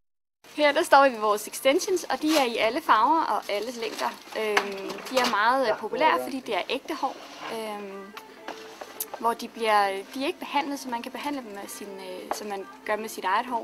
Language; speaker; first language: Danish; native; Danish